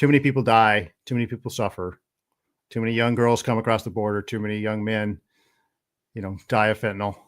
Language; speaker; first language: English; native; English